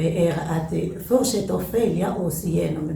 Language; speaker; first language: Swedish; non-native, learner; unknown